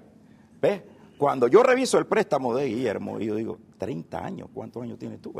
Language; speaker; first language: Spanish; native; Spanish